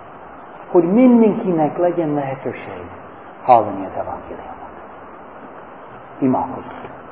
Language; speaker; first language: Hungarian; non-native, fluent; English